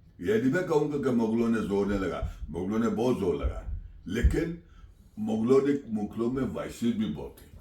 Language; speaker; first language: Urdu; non-native, local second language; Punjabi